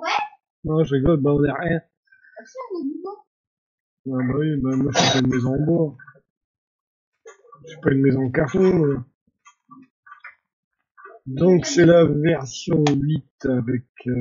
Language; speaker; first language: French; native; French